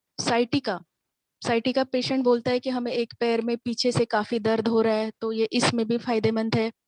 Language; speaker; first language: Hindi; non-native, local second language; Marathi